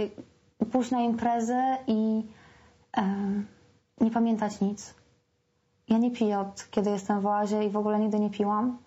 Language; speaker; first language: Polish; native; Polish